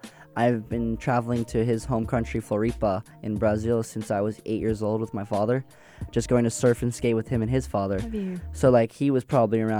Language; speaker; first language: English; native; English